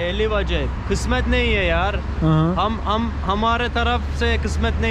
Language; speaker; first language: Hindi; non-native, learner; Turkish